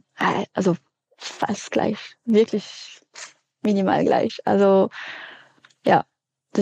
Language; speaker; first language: German; non-native, fluent; French